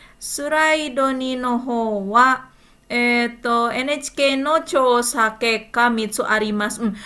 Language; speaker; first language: Japanese; non-native, fluent; Indonesian